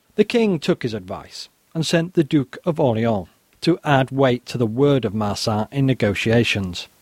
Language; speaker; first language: English; native; English